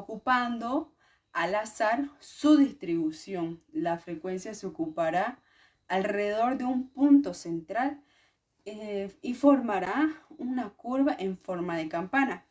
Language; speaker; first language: Spanish; native; Spanish